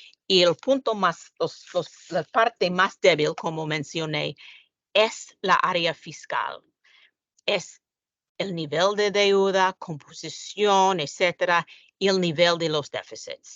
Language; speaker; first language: Spanish; non-native, fluent; English